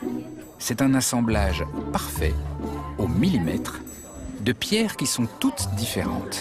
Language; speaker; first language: French; native; French